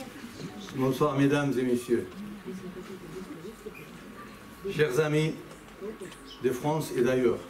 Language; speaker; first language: French; non-native, fluent; Chechen